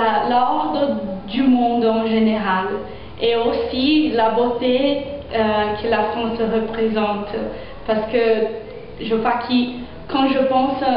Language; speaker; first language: French; non-native, fluent; Portuguese